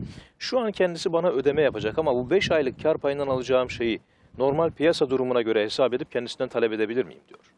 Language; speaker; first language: Turkish; native; Turkish